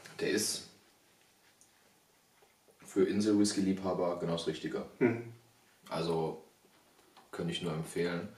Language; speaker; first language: German; native; German